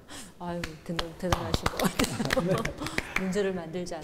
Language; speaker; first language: Korean; native; Korean